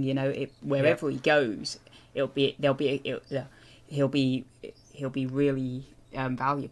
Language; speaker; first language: English; native; English